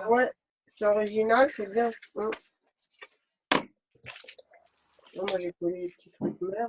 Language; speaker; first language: French; native; French